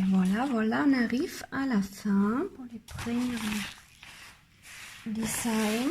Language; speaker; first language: French; non-native, learner; German